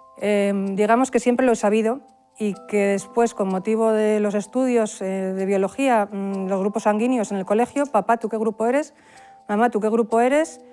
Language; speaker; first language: Spanish; native; Spanish